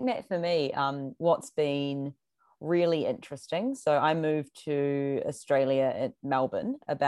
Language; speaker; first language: English; native; English